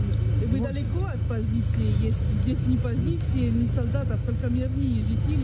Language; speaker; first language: Russian; non-native, learner; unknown